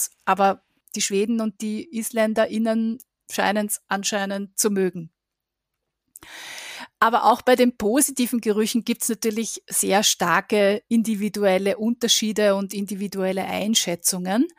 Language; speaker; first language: German; native; German